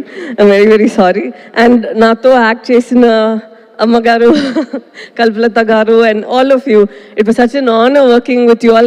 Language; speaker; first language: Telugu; non-native, local second language; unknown